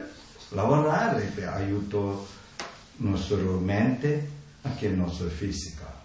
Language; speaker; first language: Italian; non-native, learner; Tibetan